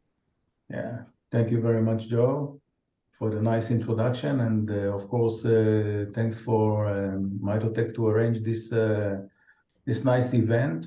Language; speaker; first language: English; non-native, fluent; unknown